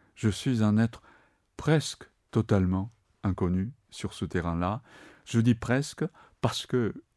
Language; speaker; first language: French; non-native, fluent; Japanese